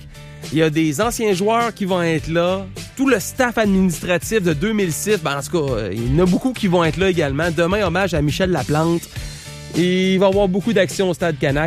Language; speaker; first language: French; native; French